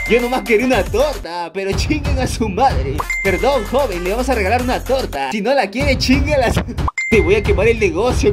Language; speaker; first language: Spanish; native; Spanish